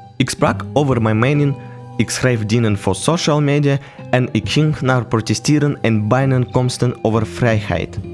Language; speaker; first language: Dutch; non-native, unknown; Russian